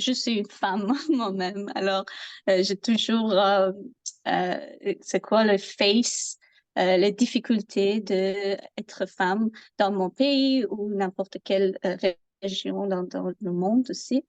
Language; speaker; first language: French; non-native, learner; Persian